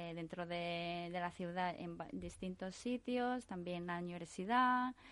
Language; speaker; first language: Spanish; non-native, fluent; Japanese